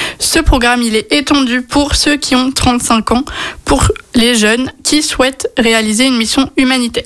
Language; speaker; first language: French; native; French